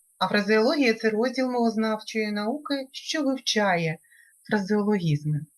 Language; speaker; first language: Ukrainian; native; Ukrainian